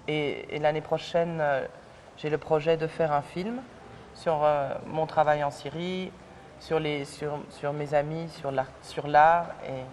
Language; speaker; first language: French; early bilingual, other home language; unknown